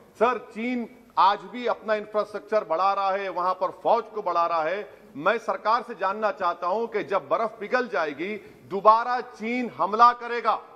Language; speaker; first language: Urdu; native; Urdu